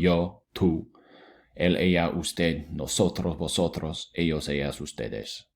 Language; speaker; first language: Spanish; non-native, fluent; English